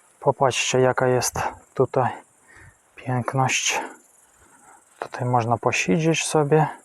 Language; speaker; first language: Polish; non-native, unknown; Ukrainian